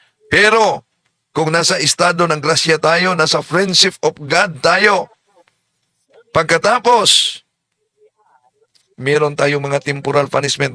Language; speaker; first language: Filipino; native; Filipino